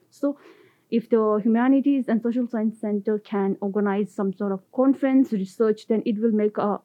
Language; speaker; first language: English; non-native, local second language; Tibetan